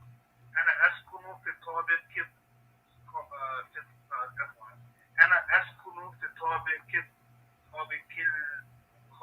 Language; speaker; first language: Arabic; non-native, learner; English